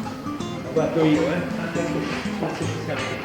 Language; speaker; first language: Italian; native; Italian